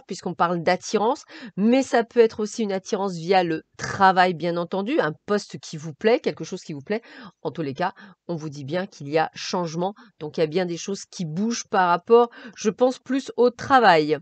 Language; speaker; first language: French; native; French